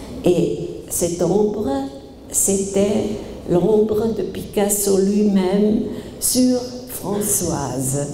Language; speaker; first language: French; non-native, fluent; German